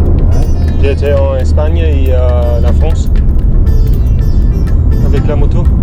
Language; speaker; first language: French; non-native, learner; German